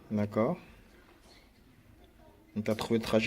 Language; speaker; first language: French; native; French